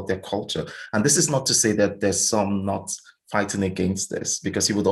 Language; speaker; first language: English; non-native, local second language; Igbo